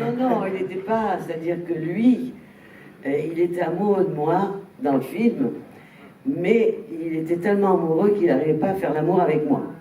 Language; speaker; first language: French; native; French